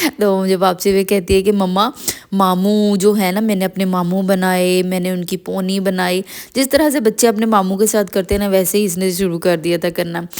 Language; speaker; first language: Urdu; native; Urdu